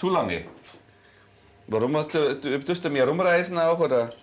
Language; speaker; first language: German; native; German